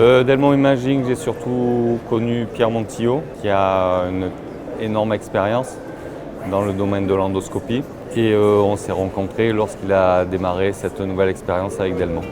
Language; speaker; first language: French; native; French